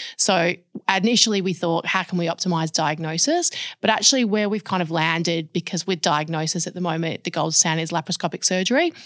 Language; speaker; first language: English; native; English